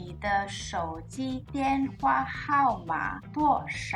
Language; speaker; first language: Chinese; non-native, learner; English